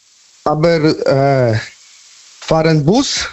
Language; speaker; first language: German; non-native, learner; Polish